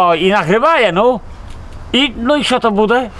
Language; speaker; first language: Polish; non-native, local second language; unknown